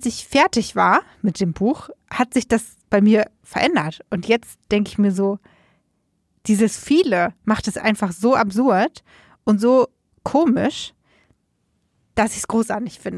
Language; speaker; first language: German; native; German